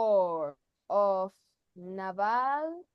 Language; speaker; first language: English; non-native, learner; Spanish